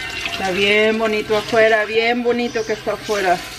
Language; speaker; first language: Spanish; early bilingual, heritage; Spanish